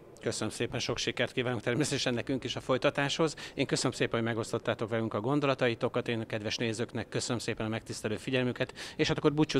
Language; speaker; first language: Hungarian; native; Hungarian